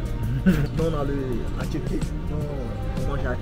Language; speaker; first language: French; native; French